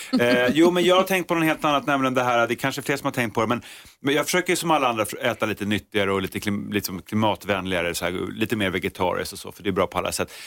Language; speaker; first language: Swedish; native; Swedish